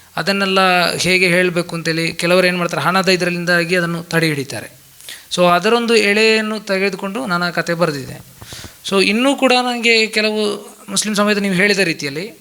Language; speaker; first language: Kannada; non-native, local second language; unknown